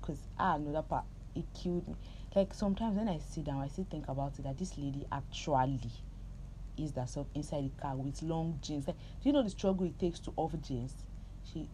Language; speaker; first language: English; non-native, local second language; Yoruba